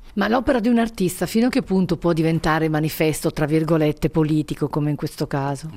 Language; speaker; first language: Italian; native; Italian